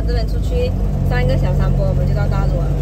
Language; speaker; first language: Chinese; native; Chinese